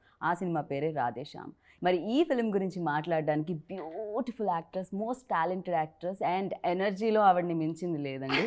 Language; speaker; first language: Telugu; native; Telugu